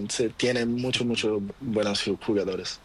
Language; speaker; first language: Spanish; non-native, learner; Portuguese